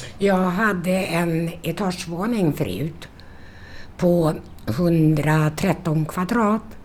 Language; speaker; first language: Swedish; native; Swedish